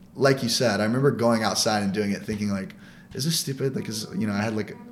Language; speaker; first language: English; native; English